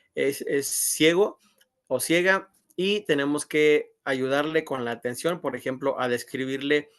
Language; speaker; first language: Spanish; native; Spanish